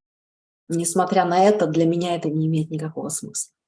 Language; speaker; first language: Russian; native; Russian